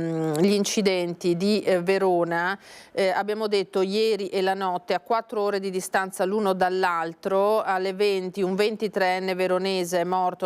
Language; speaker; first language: Italian; native; Italian